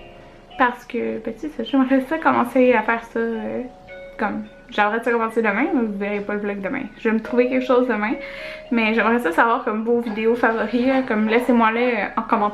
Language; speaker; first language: French; native; French